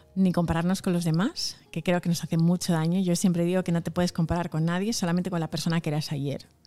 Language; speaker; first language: Spanish; early bilingual, other home language; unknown